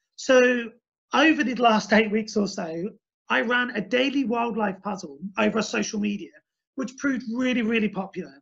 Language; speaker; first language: English; native; English